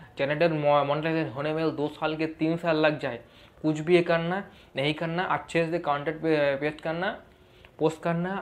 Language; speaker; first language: Hindi; non-native, local second language; Bangla